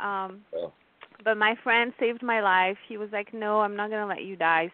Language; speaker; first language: English; non-native, fluent; French